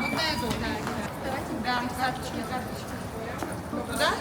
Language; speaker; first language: Russian; native; Russian